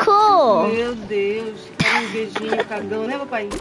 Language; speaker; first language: Portuguese; native; Portuguese